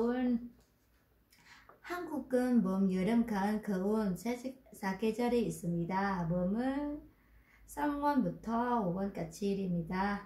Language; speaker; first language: Korean; non-native, fluent; Vietnamese